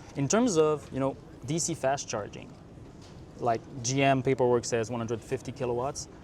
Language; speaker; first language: English; non-native, fluent; French